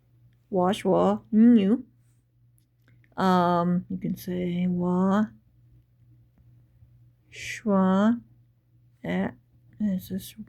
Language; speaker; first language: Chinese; non-native, learner; English